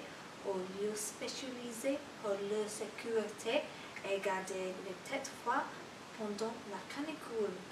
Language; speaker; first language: French; non-native, learner; English